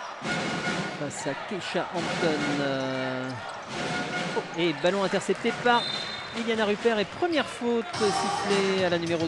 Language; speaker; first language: French; native; French